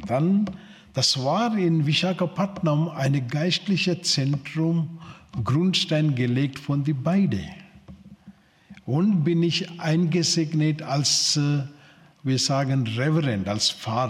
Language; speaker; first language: German; non-native, learner; Telugu